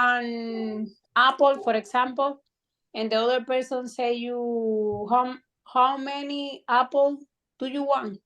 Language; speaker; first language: English; non-native, learner; Spanish